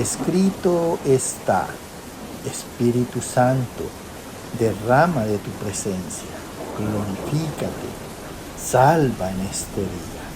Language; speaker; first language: Spanish; native; Spanish